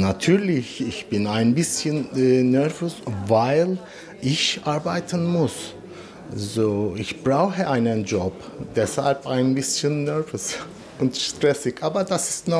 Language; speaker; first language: German; non-native, learner; Turkish